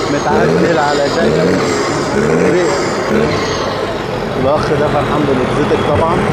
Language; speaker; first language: Arabic; native; Arabic